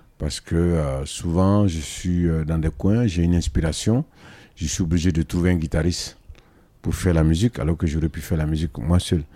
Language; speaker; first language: French; non-native, local second language; Dyula